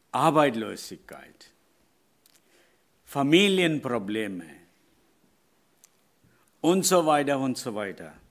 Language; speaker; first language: German; non-native, learner; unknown